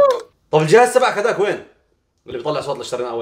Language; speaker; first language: Arabic; native; Arabic